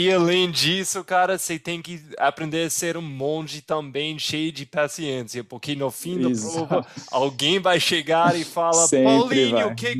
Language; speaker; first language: Portuguese; non-native, fluent; English